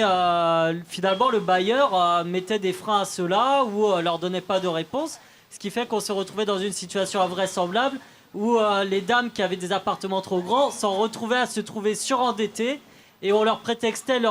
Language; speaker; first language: French; native; French